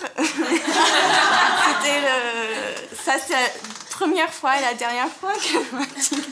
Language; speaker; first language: French; non-native, fluent; English